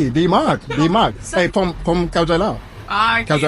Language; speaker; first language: Thai; non-native, learner; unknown